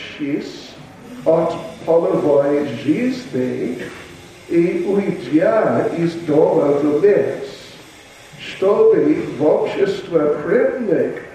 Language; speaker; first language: Russian; non-native, learner; English